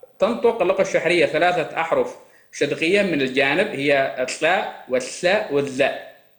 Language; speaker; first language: Arabic; non-native, local second language; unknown